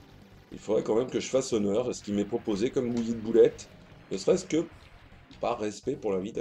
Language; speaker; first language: French; native; French